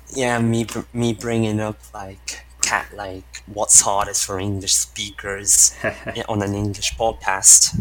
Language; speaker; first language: English; non-native, fluent; Estonian